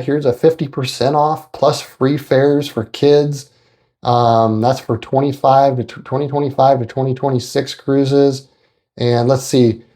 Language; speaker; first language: English; native; English